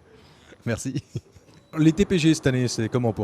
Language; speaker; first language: French; native; French